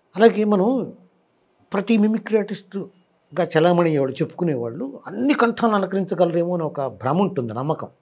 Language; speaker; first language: Telugu; native; Telugu